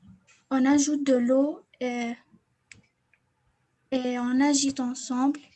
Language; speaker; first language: French; non-native, local second language; Arabic